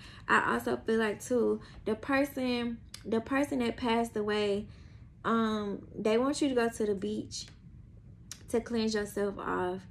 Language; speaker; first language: English; native; English